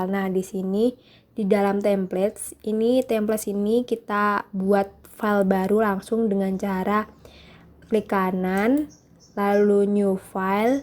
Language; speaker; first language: Indonesian; native; Indonesian